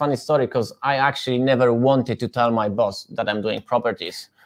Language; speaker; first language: English; non-native, fluent; Polish